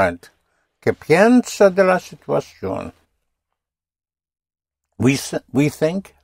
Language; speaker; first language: Spanish; non-native, fluent; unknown